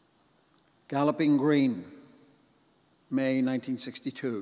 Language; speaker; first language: English; native; English